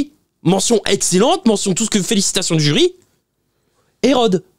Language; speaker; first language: French; native; French